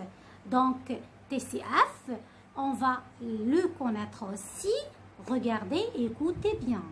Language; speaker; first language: French; non-native, fluent; Arabic